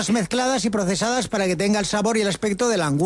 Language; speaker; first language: Spanish; native; Spanish